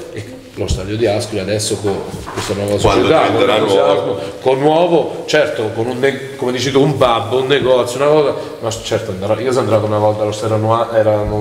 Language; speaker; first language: Italian; native; Italian